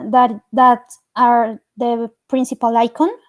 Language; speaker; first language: English; non-native, learner; Spanish